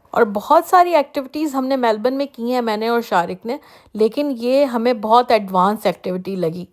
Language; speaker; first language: Urdu; native; Urdu